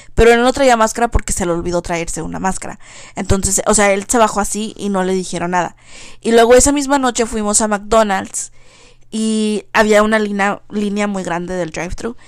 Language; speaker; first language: Spanish; early bilingual, heritage; Spanish